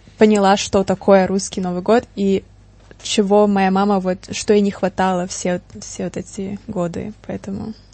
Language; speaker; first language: Russian; early bilingual, heritage; Russian